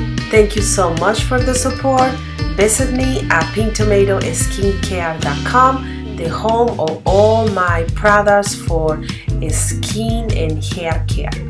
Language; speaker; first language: English; non-native, fluent; Spanish